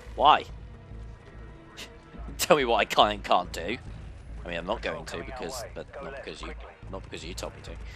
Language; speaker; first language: English; native; English